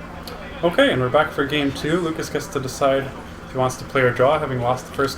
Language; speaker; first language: English; native; English